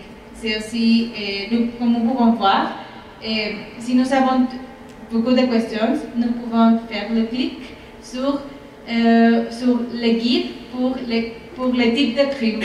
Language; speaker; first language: French; non-native, fluent; Spanish